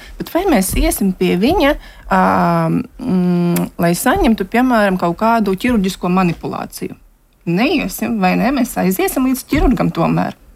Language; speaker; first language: Latvian; non-native, local second language; Russian